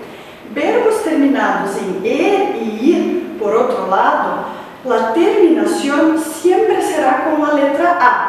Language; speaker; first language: Spanish; non-native, fluent; Portuguese